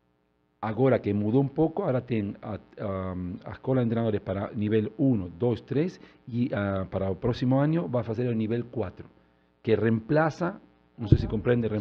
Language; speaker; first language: Portuguese; non-native, learner; Spanish